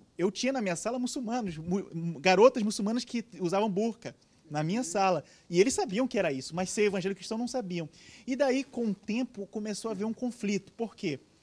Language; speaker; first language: Portuguese; native; Portuguese